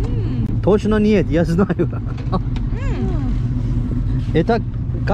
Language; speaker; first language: Russian; non-native, learner; Turkish